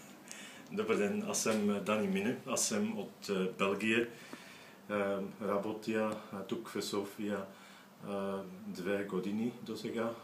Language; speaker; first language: Bulgarian; non-native, learner; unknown